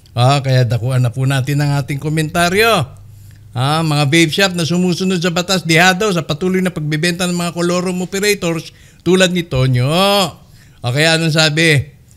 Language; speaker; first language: Filipino; native; Filipino